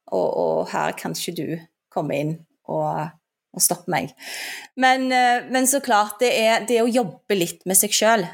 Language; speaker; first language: Norwegian; early bilingual, other home language; Turkish